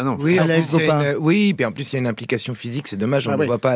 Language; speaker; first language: French; native; French